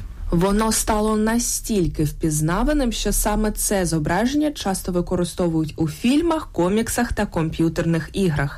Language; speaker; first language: Ukrainian; native; Ukrainian